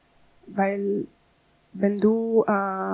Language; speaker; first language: German; non-native, learner; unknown